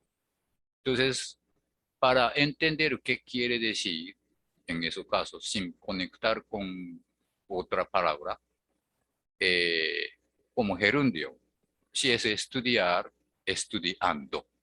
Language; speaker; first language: Spanish; non-native, fluent; Japanese